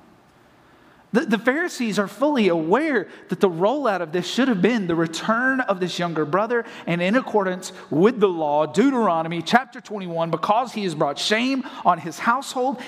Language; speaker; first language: English; native; English